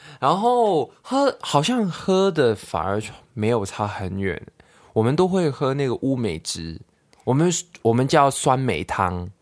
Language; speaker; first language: Chinese; non-native, local second language; Cantonese